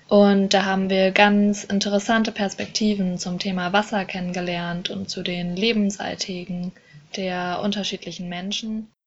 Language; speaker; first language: German; native; German